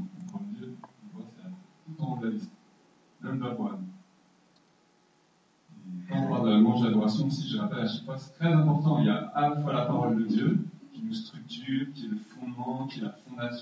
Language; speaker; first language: French; native; French